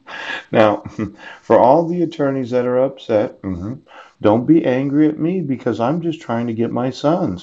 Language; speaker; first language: English; native; English